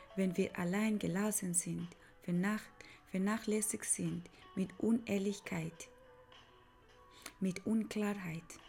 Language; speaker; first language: German; non-native, fluent; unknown